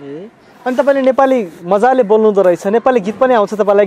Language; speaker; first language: Nepali; native; Nepali